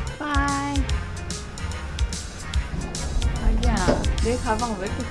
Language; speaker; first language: Korean; native; Korean